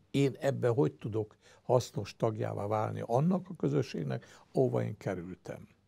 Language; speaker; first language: Hungarian; native; Hungarian